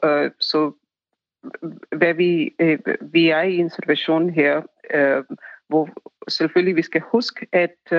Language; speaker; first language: Danish; non-native, fluent; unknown